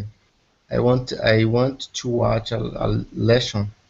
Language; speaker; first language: English; non-native, learner; Portuguese